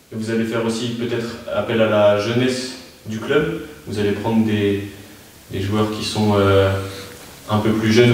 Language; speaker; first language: French; native; French